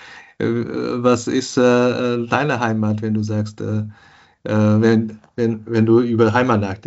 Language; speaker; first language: German; non-native, fluent; Chinese